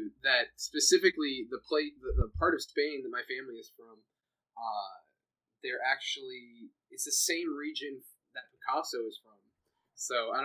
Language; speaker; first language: English; native; English